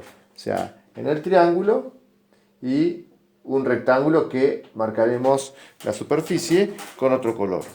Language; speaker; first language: Spanish; native; Spanish